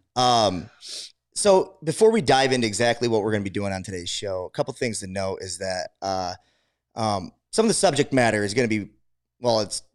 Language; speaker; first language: English; native; English